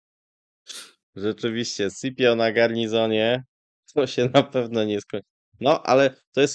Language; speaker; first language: Polish; native; Polish